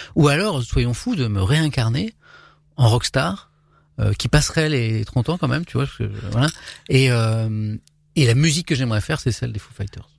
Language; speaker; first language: French; native; French